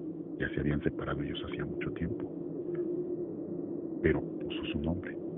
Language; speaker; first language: Spanish; native; Spanish